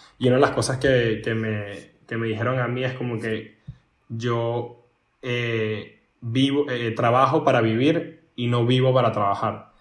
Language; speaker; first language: Spanish; native; Spanish